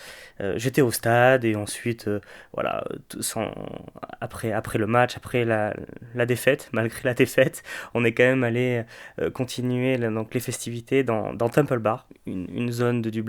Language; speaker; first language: French; native; French